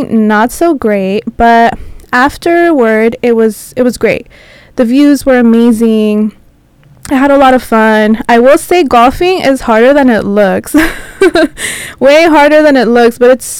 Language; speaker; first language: English; early bilingual, other home language; Spanish